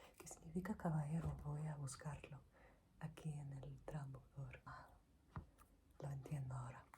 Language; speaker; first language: Spanish; non-native, learner; Greek